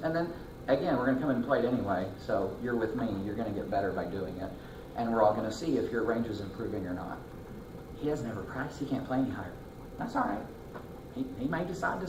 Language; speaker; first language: English; native; English